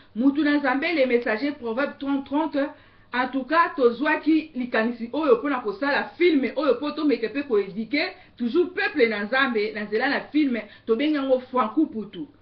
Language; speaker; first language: Lingala; native; Lingala